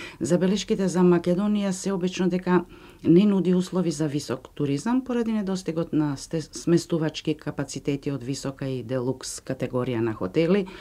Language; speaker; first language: Macedonian; native; Macedonian